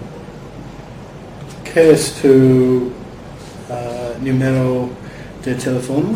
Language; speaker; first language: Spanish; non-native, learner; English